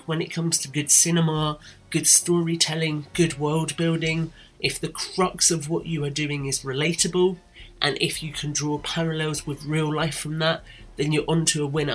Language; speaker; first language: English; non-native, fluent; German